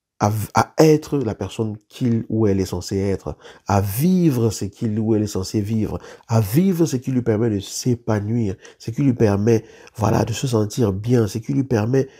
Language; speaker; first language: French; native; French